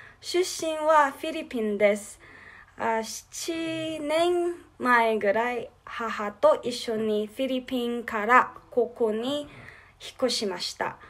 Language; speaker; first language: Japanese; non-native, learner; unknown